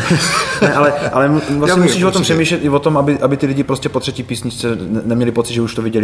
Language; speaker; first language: Czech; native; Czech